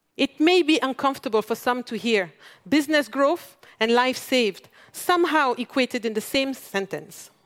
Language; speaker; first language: English; non-native, fluent; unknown